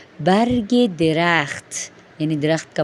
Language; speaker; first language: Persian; non-native, fluent; Urdu